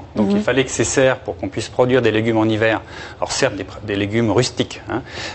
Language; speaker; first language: French; native; French